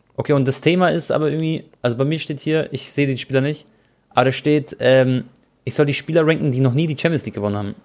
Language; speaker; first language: German; native; German